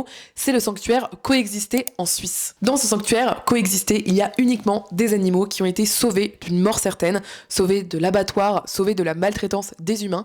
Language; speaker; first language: French; native; French